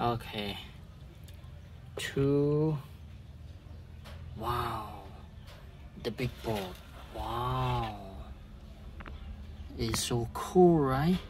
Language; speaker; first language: English; non-native, learner; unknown